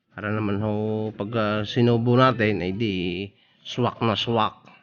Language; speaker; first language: Filipino; native; Filipino